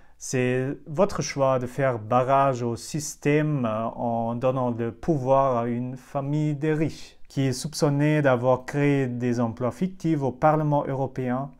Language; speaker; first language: French; non-native, fluent; German